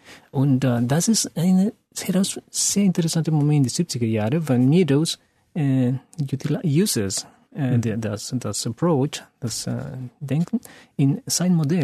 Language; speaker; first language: German; non-native, fluent; Spanish